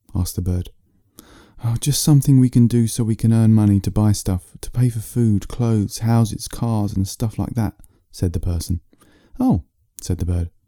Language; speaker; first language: English; native; English